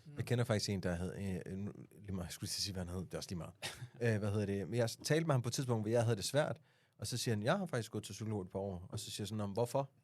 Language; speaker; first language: Danish; early bilingual, other home language; Arabic